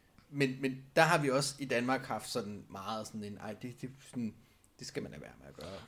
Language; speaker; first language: Danish; native; Danish